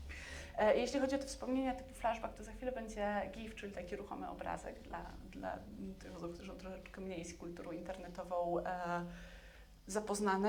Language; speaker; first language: Polish; native; Polish